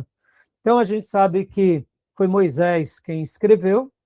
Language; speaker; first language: Portuguese; native; Portuguese